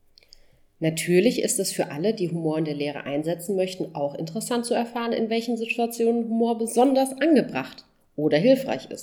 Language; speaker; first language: German; native; German